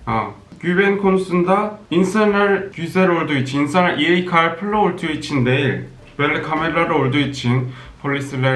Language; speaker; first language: Turkish; non-native, learner; Korean